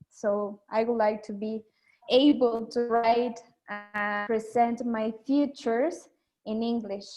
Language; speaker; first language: English; non-native, learner; Spanish